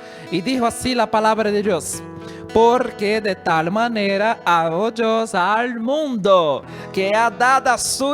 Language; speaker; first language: Spanish; non-native, learner; Portuguese